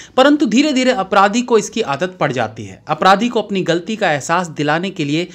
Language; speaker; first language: Hindi; native; Hindi